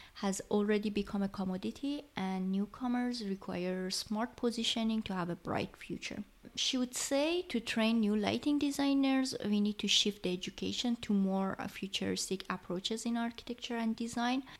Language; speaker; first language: English; non-native, fluent; Persian